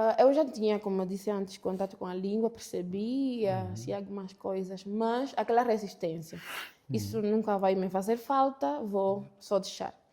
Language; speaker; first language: Portuguese; non-native, fluent; Spanish